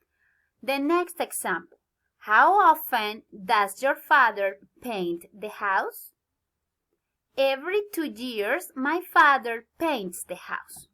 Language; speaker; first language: English; non-native, learner; Spanish